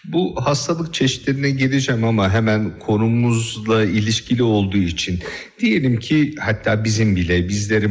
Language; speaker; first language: Turkish; native; Turkish